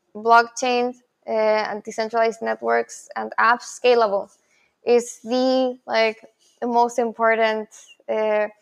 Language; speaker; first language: English; non-native, fluent; Spanish